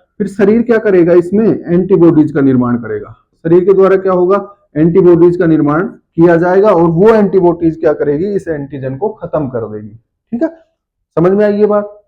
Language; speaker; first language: Hindi; native; Hindi